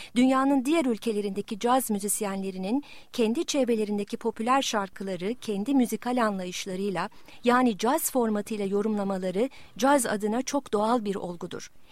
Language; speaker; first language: Turkish; native; Turkish